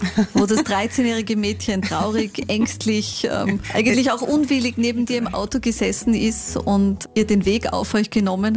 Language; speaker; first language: German; native; German